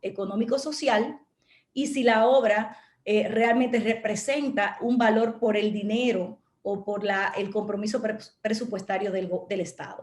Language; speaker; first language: Spanish; native; Spanish